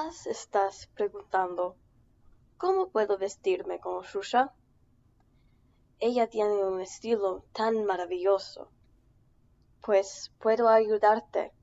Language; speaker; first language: Spanish; non-native, learner; English